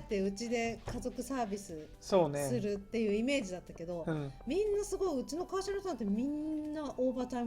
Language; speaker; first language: Japanese; native; Japanese